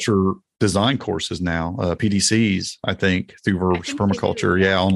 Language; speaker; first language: English; native; English